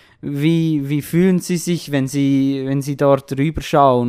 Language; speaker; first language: German; non-native, fluent; Kurdish